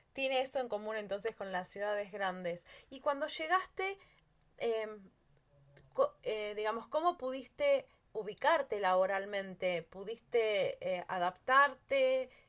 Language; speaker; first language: Spanish; native; Spanish